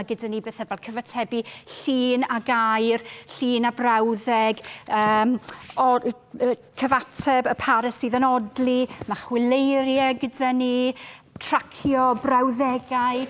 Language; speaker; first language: Welsh; native; Welsh